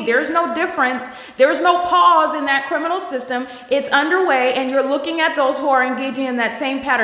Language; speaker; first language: English; native; English